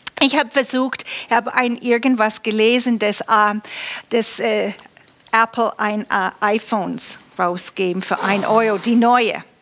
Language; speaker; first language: German; non-native, fluent; English